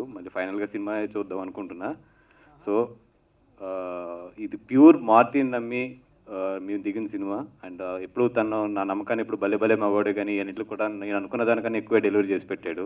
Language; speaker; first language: Telugu; native; Telugu